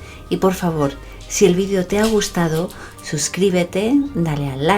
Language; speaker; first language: Spanish; native; Spanish